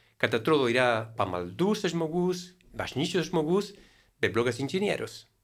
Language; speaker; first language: Lithuanian; non-native, fluent; Spanish